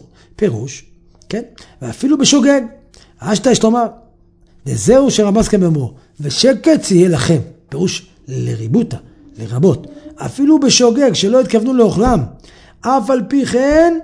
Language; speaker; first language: Hebrew; native; Hebrew